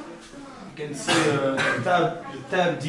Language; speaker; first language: English; non-native, learner; French